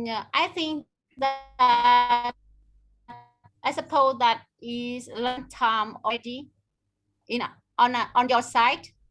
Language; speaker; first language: English; non-native, learner; Vietnamese